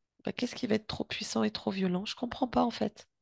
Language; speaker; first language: French; native; French